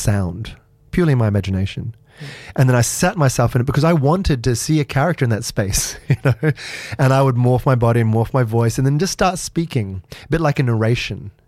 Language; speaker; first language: English; native; English